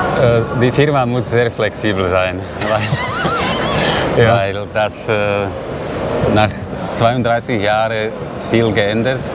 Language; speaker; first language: German; non-native, learner; Slovak